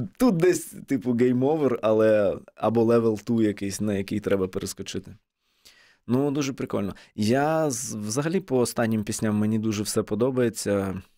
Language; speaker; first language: Ukrainian; non-native, local second language; Russian